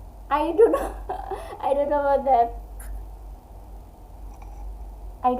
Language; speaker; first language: English; non-native, learner; Indonesian